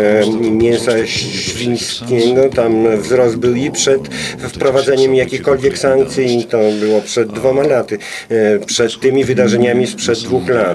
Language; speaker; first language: Polish; non-native, fluent; Russian